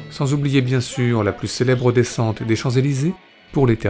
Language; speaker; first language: French; native; French